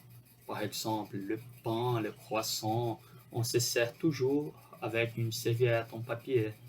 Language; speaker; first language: French; non-native, fluent; Portuguese